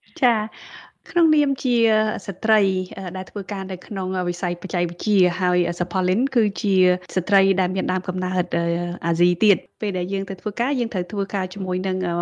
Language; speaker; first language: Khmer; native; Khmer